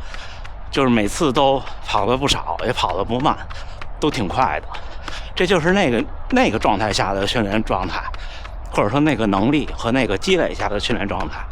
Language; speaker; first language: Chinese; native; Chinese